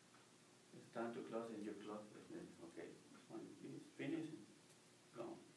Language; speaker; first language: English; non-native, learner; Spanish